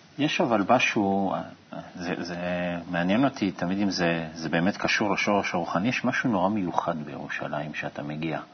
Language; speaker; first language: Hebrew; native; Hebrew